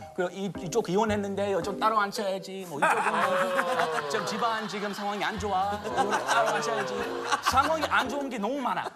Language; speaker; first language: Korean; non-native, fluent; English